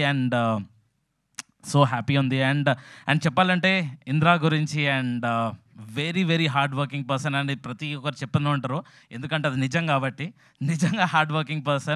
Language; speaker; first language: Telugu; native; Telugu